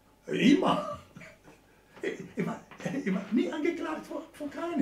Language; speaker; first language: German; non-native, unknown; Italian